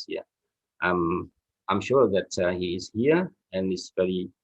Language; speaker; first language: English; non-native, fluent; Indonesian